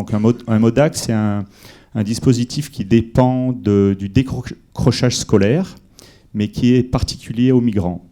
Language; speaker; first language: French; native; French